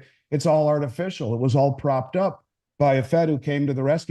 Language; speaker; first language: English; native; English